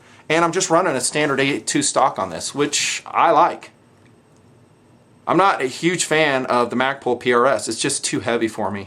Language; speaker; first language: English; native; English